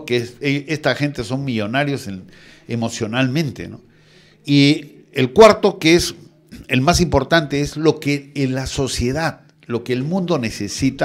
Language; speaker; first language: Spanish; native; Spanish